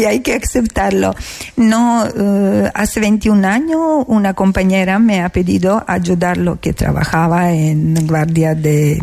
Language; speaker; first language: Spanish; non-native, fluent; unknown